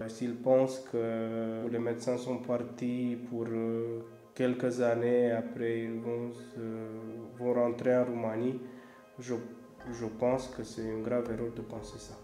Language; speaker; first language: French; non-native, learner; Romanian